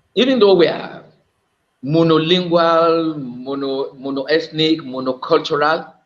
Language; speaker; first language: English; non-native, local second language; Yoruba